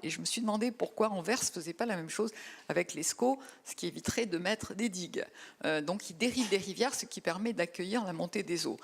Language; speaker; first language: French; native; French